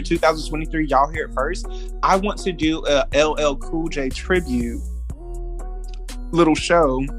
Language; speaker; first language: English; native; English